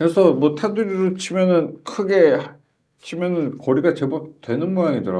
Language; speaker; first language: Korean; native; Korean